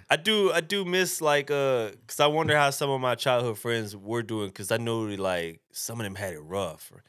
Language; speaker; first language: English; native; English